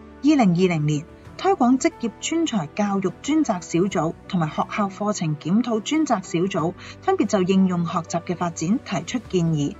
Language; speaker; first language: Chinese; non-native, local second language; Cantonese